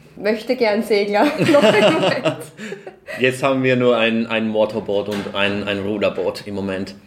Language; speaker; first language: German; native; German